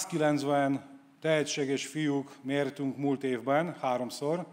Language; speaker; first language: Hungarian; non-native, fluent; Polish